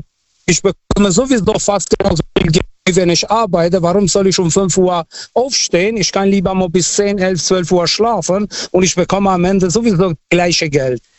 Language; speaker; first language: German; non-native, fluent; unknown